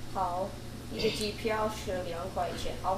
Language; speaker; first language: Chinese; non-native, learner; English